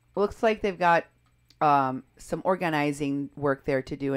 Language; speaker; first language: English; native; English